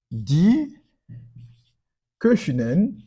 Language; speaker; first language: German; non-native, fluent; French